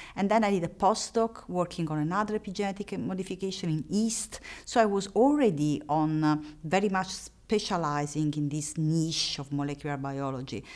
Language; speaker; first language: English; non-native, fluent; Italian